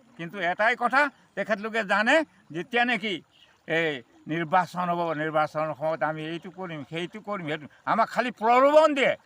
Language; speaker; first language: Assamese; non-native, local second language; Nepali